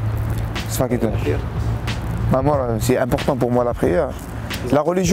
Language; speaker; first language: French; non-native, local second language; Arabic